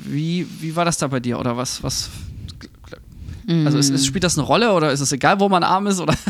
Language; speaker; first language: German; native; German